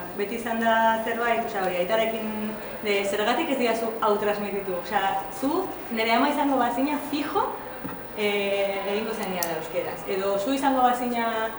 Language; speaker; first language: Basque; non-native, local second language; Spanish